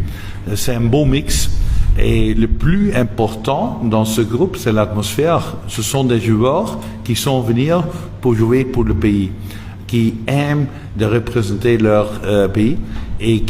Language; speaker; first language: French; non-native, local second language; Dutch